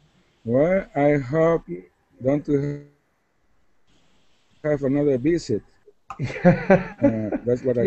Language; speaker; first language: English; non-native, learner; Spanish